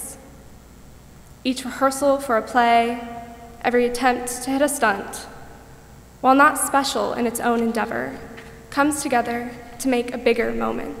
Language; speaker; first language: English; native; English